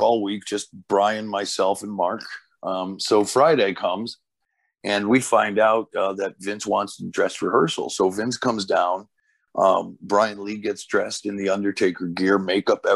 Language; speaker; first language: English; early bilingual, other home language; Portuguese